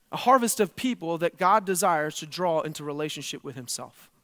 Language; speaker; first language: English; native; English